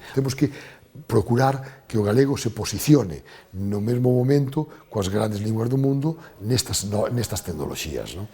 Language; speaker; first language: Galician; native; Galician